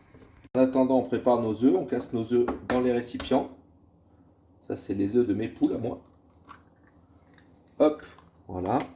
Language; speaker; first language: French; native; French